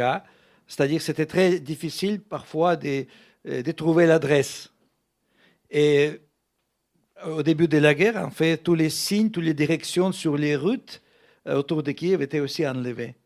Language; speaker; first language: French; non-native, fluent; Russian